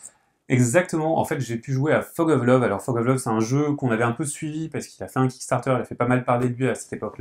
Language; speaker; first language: French; native; French